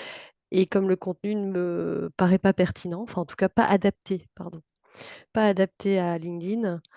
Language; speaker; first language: French; native; French